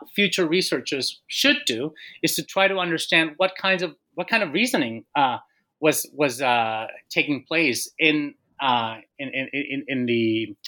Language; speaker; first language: English; non-native, fluent; Spanish